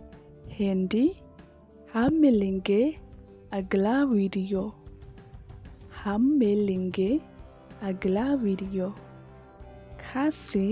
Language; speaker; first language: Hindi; non-native, local second language; Khasi